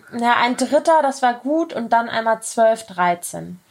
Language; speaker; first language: German; native; German